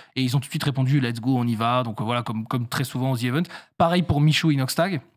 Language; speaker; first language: French; native; French